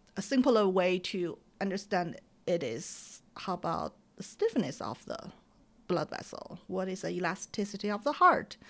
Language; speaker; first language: English; non-native, fluent; Chinese